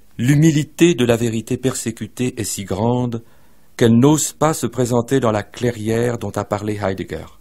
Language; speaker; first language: French; native; French